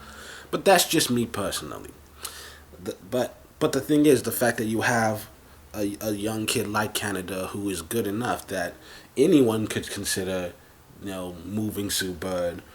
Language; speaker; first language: English; native; English